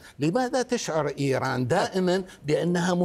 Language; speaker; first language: Arabic; non-native, fluent; Persian